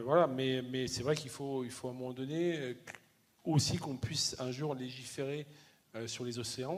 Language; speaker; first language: French; native; French